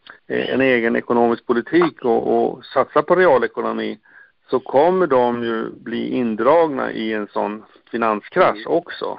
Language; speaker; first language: Swedish; native; Swedish